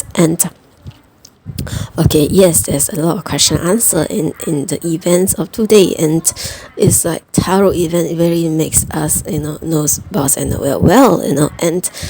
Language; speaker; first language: English; non-native, fluent; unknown